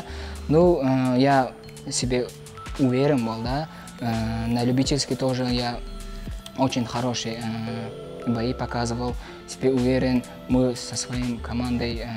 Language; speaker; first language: Russian; non-native, local second language; Uzbek